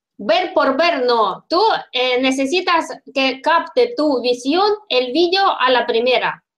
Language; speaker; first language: Spanish; non-native, fluent; Russian